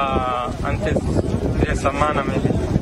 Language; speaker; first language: Spanish; non-native, learner; Arabic